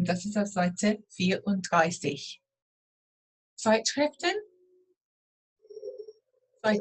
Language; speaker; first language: German; non-native, fluent; English